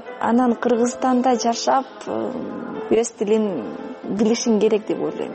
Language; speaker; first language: Kyrgyz; non-native, fluent; Russian